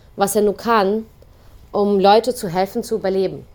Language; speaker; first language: German; non-native, fluent; Ukrainian